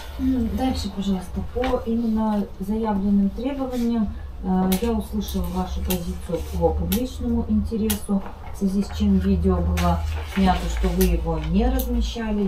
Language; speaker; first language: Russian; native; Russian